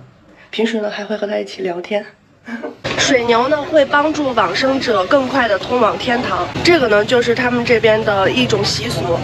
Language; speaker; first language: Chinese; native; Chinese